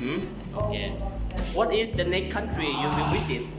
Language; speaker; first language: English; non-native, learner; Lao